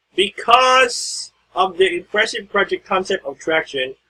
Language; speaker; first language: English; non-native, local second language; Filipino